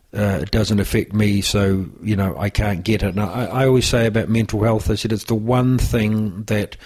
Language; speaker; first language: English; native; English